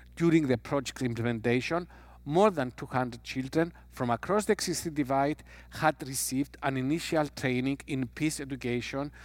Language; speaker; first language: English; non-native, fluent; Greek